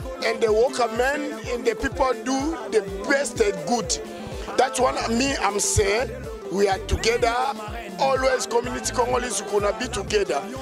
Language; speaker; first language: English; non-native, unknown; Lingala